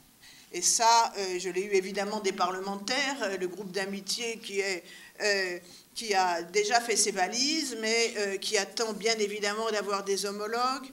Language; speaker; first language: French; native; French